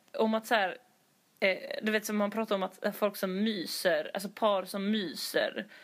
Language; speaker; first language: Swedish; native; Swedish